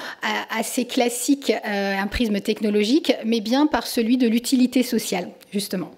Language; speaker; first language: French; native; French